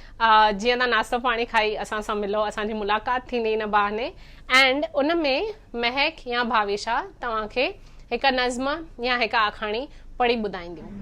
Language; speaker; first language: Sindhi; early bilingual, heritage; Sindhi